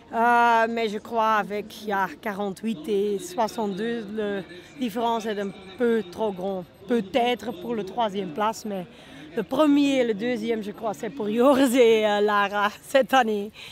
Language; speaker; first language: French; non-native, local second language; Dutch